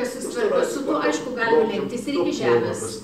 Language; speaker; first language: Lithuanian; native; Lithuanian